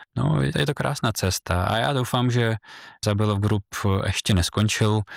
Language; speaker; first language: Czech; non-native, fluent; Russian